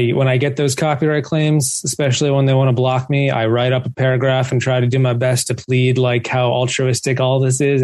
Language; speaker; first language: English; native; English